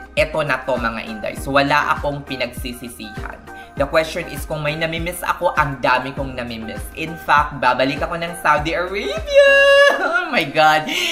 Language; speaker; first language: Filipino; native; Filipino